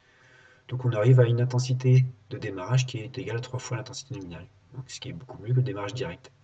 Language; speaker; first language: French; native; French